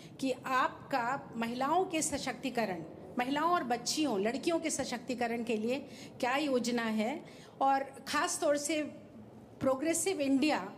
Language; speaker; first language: Hindi; native; Hindi